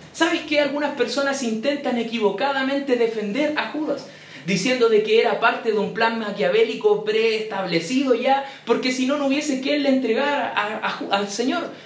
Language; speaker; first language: Spanish; native; Spanish